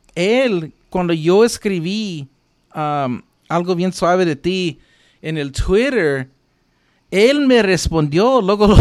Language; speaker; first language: Spanish; early bilingual, heritage; Spanish